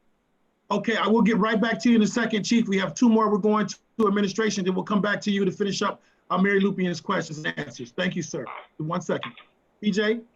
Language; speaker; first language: English; native; English